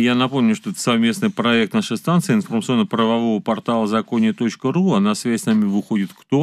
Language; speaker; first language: Russian; native; Russian